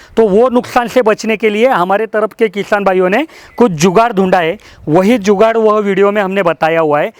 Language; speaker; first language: Hindi; non-native, local second language; Marathi